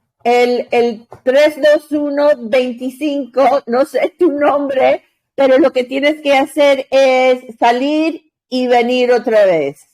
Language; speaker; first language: Spanish; non-native, learner; English